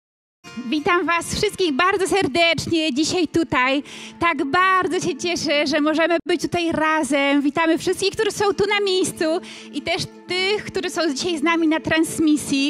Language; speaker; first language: Polish; native; Polish